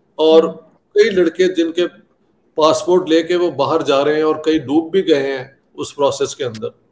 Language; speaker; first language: Urdu; non-native, local second language; Punjabi